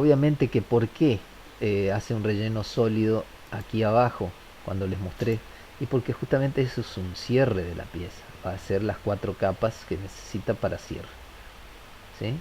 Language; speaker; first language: Spanish; native; Spanish